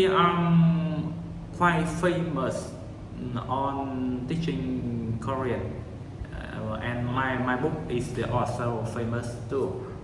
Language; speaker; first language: English; non-native, learner; Vietnamese